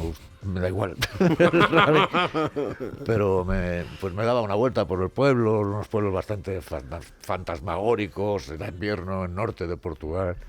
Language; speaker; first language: Spanish; native; Spanish